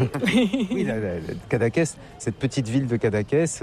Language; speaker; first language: French; native; French